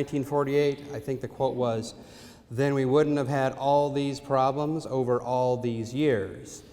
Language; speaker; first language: English; native; English